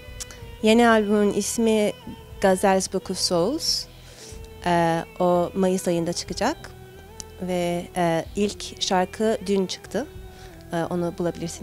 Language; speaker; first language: Turkish; early bilingual, heritage; Turkish